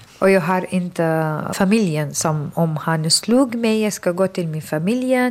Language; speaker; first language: Swedish; non-native, fluent; Arabic